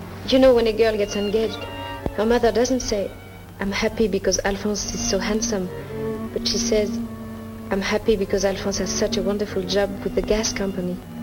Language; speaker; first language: English; non-native, fluent; French